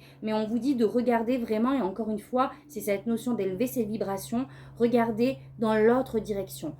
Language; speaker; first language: French; native; French